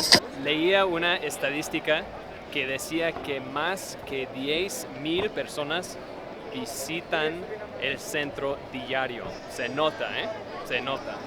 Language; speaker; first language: Spanish; non-native, fluent; English